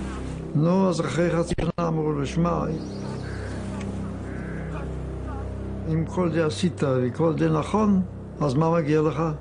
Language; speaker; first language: Hebrew; non-native, fluent; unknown